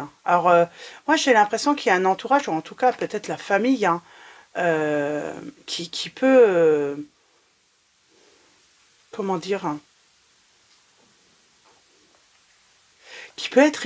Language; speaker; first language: French; native; French